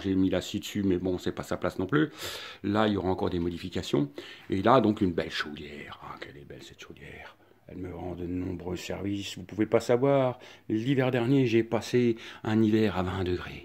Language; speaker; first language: French; native; French